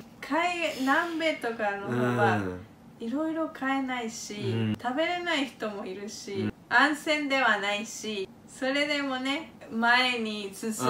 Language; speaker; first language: Japanese; non-native, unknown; Spanish